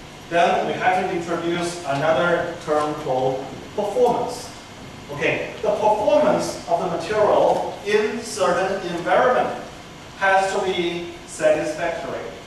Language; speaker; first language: English; non-native, fluent; Chinese